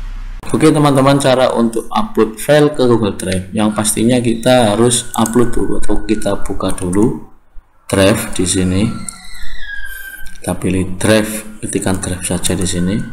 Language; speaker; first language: Indonesian; native; Indonesian